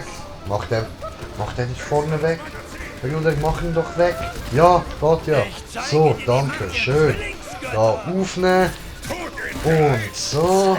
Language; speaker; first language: German; native; German